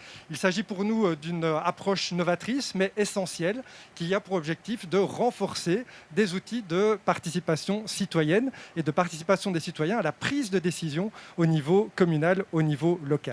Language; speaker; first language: French; native; French